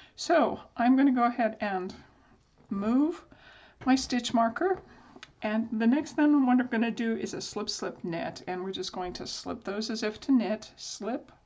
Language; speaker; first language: English; native; English